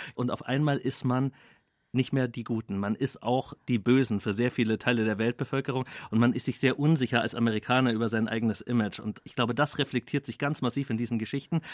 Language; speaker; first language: German; native; German